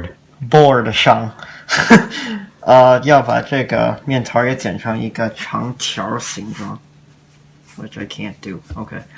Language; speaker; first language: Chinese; non-native, learner; English